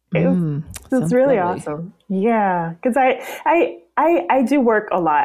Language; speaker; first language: English; native; English